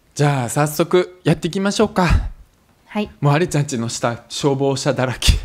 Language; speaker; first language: Japanese; early bilingual, other home language; Russian